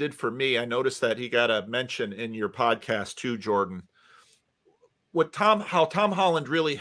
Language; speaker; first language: English; native; English